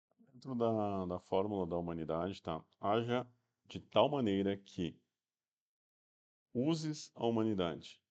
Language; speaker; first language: Portuguese; native; Portuguese